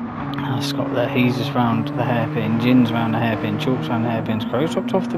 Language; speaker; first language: English; native; English